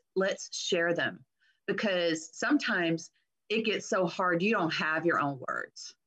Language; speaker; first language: English; native; English